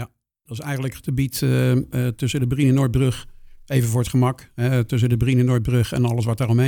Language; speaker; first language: Dutch; native; Dutch